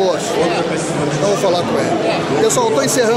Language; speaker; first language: Portuguese; native; Portuguese